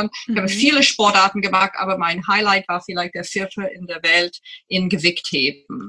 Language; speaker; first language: German; non-native, fluent; English